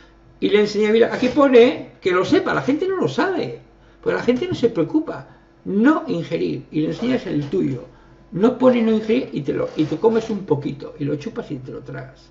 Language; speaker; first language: Spanish; native; Spanish